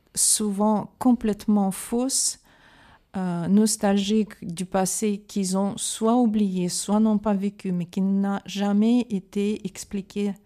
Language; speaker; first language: French; non-native, fluent; Russian